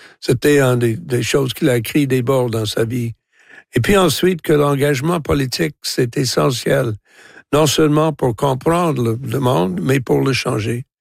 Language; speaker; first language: French; non-native, local second language; English